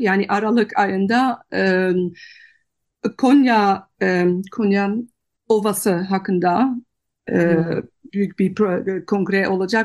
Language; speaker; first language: Turkish; non-native, fluent; Dutch